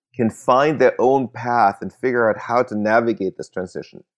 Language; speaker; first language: English; early bilingual, other home language; German